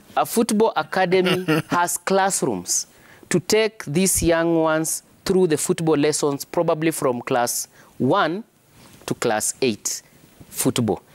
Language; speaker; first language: English; non-native, local second language; Swahili